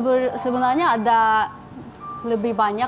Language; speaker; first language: Indonesian; non-native, fluent; Korean